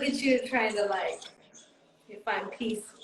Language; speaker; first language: English; native; English